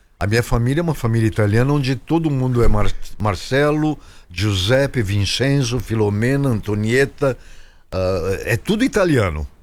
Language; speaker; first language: Portuguese; native; Portuguese